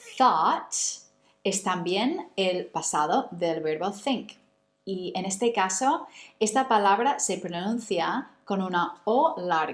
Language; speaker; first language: Spanish; non-native, fluent; English